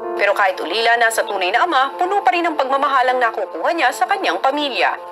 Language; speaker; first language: Filipino; native; Filipino